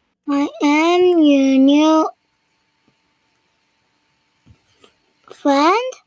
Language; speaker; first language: English; non-native, learner; Korean